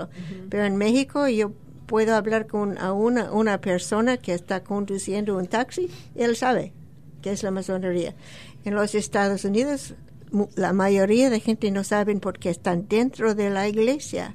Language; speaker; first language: Spanish; non-native, fluent; English